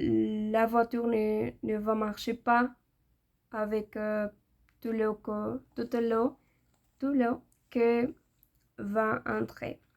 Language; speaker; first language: French; non-native, learner; Spanish